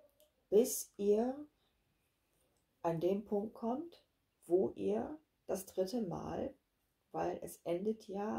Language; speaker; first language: German; native; German